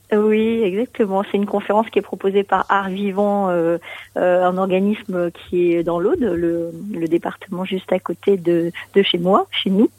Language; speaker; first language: French; native; French